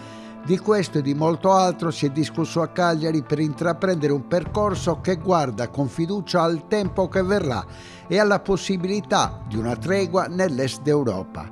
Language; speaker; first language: Italian; native; Italian